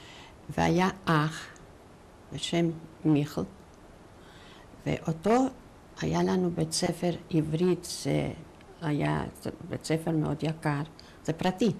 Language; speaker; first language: Hebrew; non-native, fluent; Yiddish